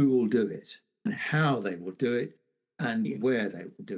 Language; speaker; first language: English; native; English